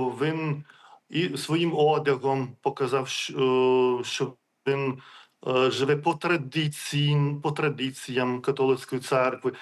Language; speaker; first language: Ukrainian; non-native, fluent; Lithuanian